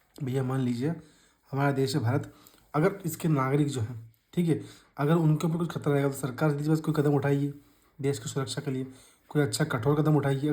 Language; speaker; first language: Hindi; native; Hindi